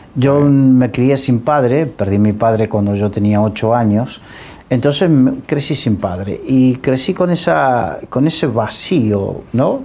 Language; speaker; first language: Spanish; native; Spanish